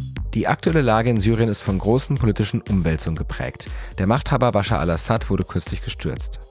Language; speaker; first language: German; native; German